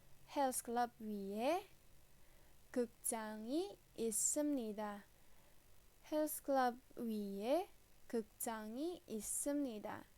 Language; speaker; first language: Korean; non-native, fluent; Indonesian